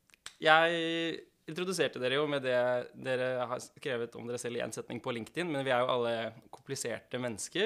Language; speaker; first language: Norwegian; native; Norwegian